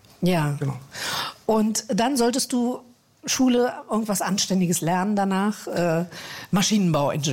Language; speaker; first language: German; native; German